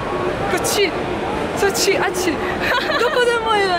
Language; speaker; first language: Japanese; non-native, learner; Russian